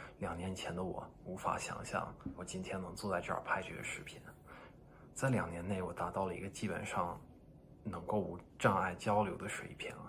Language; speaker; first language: Chinese; non-native, fluent; English